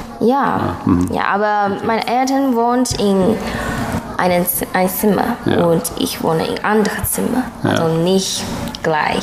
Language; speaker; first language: German; non-native, learner; Chinese